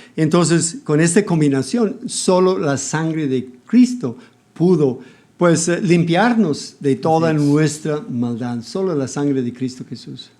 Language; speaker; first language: Spanish; non-native, fluent; English